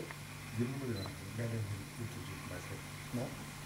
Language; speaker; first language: Japanese; native; Japanese